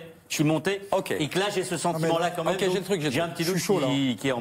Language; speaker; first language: French; native; French